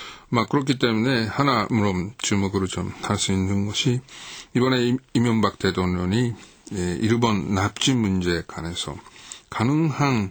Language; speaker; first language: Korean; non-native, fluent; Japanese